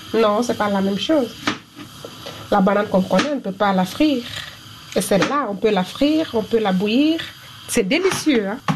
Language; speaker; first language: French; non-native, local second language; Fula